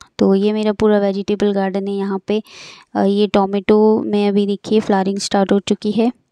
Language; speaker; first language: Hindi; native; Hindi